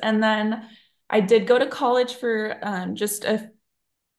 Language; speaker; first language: English; native; English